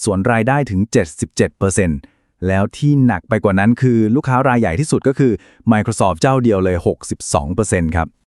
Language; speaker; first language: Thai; native; Thai